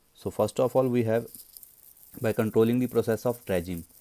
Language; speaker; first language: English; non-native, local second language; Punjabi